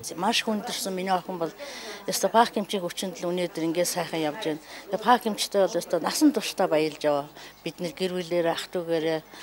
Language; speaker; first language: Mongolian; native; Mongolian